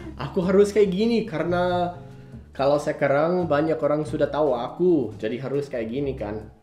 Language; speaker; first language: Indonesian; non-native, fluent; English